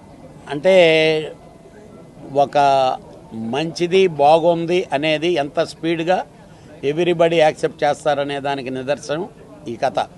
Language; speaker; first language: Telugu; native; Telugu